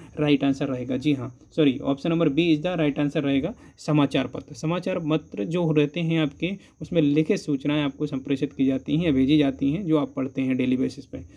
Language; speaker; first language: Hindi; native; Hindi